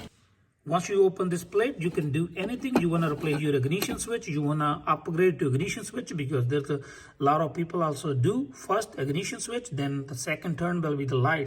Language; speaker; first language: English; non-native, fluent; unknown